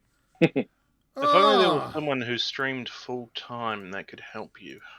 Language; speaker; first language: English; native; English